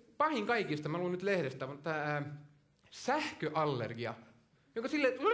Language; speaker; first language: Finnish; non-native, local second language; Swedish